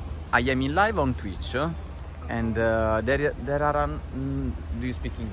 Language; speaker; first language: English; non-native, learner; Italian